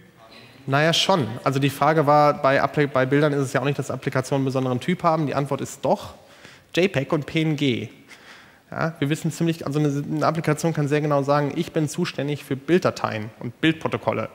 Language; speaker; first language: German; native; German